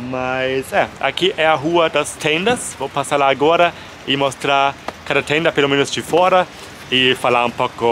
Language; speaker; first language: Portuguese; non-native, fluent; German